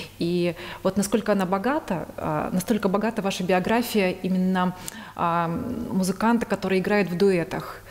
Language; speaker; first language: Russian; native; Russian